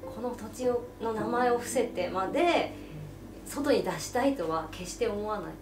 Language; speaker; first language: Japanese; native; Japanese